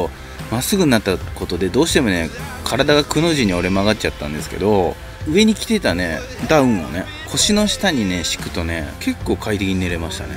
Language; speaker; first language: Japanese; native; Japanese